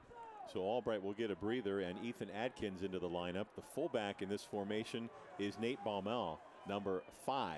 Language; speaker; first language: English; native; English